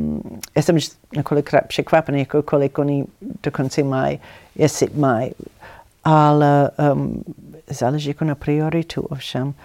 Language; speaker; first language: Czech; non-native, fluent; English